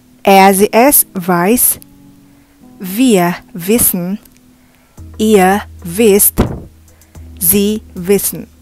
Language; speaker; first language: German; non-native, fluent; Indonesian